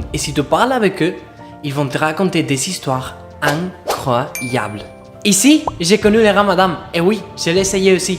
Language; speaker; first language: French; non-native, fluent; Spanish